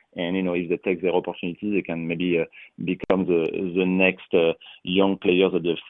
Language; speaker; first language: English; non-native, fluent; French